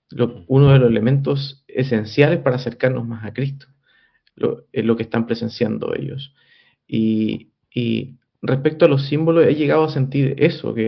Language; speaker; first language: Spanish; native; Spanish